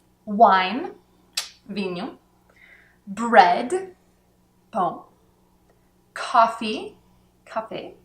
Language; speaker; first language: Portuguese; non-native, fluent; English